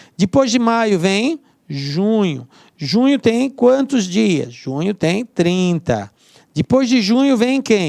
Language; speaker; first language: Portuguese; native; Portuguese